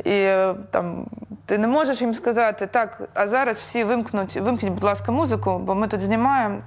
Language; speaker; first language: Ukrainian; native; Ukrainian